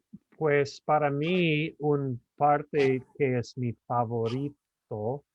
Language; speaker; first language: Spanish; non-native, fluent; English